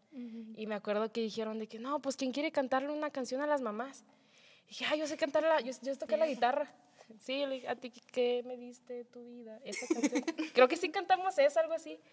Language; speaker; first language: Spanish; native; Spanish